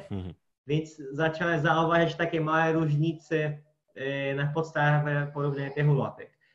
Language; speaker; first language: Polish; non-native, fluent; Portuguese